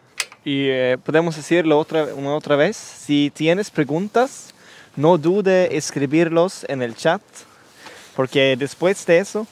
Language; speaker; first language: Spanish; non-native, learner; Swedish